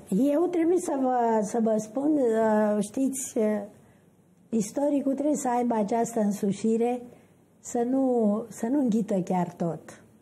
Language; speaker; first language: Romanian; native; Romanian